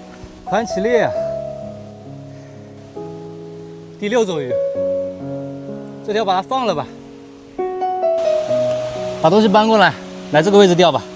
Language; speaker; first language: Chinese; native; Chinese